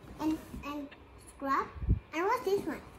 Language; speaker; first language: English; non-native, learner; Indonesian